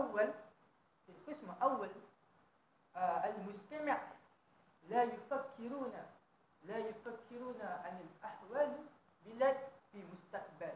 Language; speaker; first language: Arabic; non-native, learner; Malay